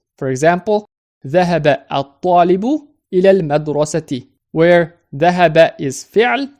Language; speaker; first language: Arabic; non-native, fluent; English